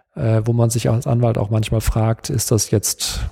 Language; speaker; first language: German; native; German